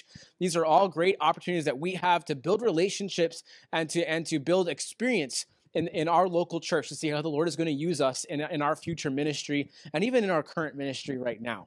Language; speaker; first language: English; native; English